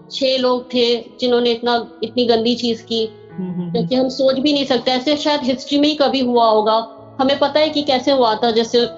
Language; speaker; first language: Hindi; native; Hindi